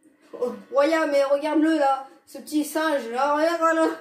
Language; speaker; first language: French; native; French